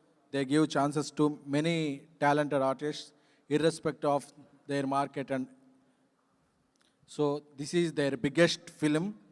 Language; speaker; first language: English; non-native, local second language; Telugu